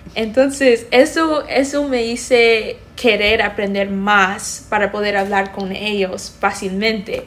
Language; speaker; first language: Spanish; non-native, fluent; English